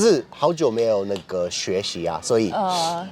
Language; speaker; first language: Chinese; non-native, fluent; English